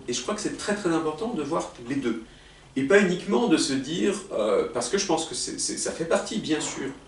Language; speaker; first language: French; native; French